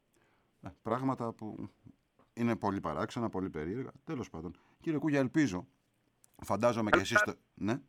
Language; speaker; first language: Greek; native; Greek